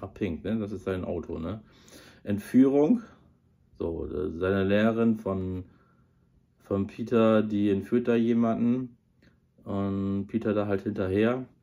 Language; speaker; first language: German; native; German